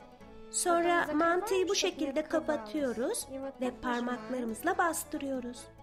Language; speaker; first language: Turkish; early bilingual, heritage; Turkish